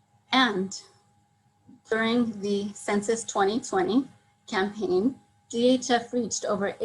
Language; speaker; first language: English; native; English